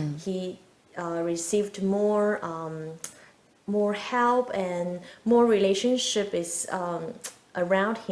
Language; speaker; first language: English; non-native, fluent; Chinese